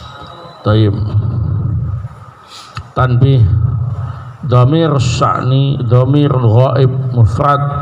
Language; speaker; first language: Arabic; non-native, fluent; Indonesian